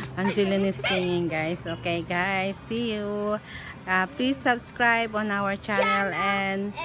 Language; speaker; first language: English; non-native, local second language; Filipino